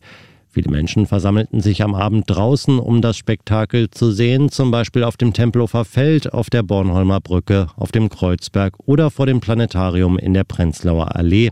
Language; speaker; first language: German; native; German